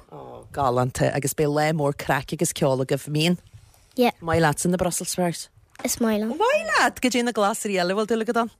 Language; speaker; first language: Irish; native; Irish